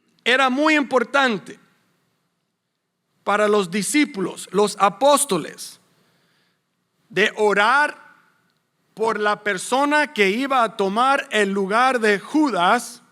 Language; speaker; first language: Spanish; non-native, fluent; English